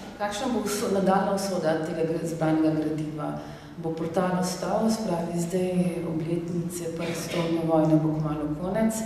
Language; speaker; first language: Slovenian; native; Slovenian